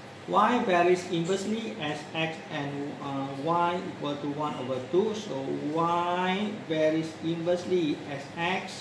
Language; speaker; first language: English; non-native, local second language; Malay